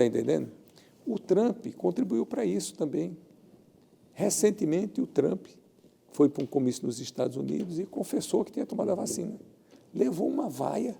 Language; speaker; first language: Portuguese; native; Portuguese